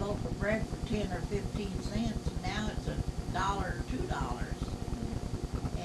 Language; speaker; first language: English; native; English